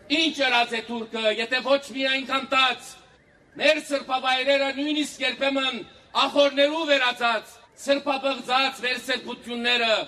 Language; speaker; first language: Armenian; native; Armenian